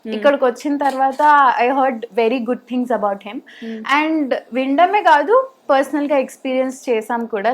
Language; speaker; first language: Telugu; native; Telugu